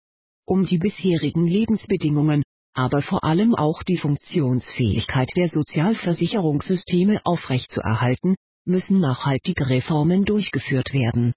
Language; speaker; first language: German; native; German